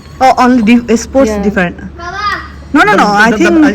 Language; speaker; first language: English; non-native, learner; Bangla